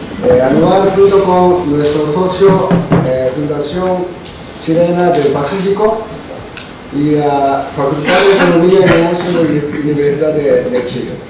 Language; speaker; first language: Spanish; non-native, fluent; Japanese